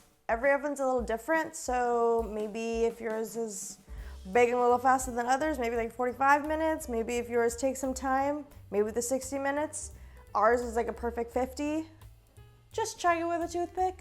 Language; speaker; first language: English; native; English